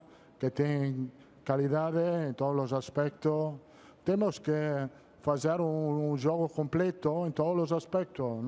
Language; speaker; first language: Portuguese; non-native, learner; Italian